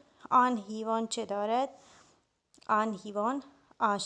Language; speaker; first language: Persian; non-native, fluent; Urdu